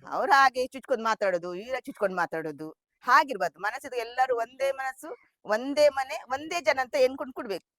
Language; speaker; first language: Kannada; non-native, local second language; Tulu